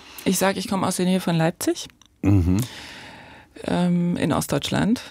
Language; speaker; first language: German; native; German